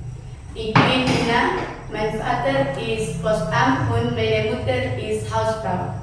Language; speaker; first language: German; non-native, learner; Indonesian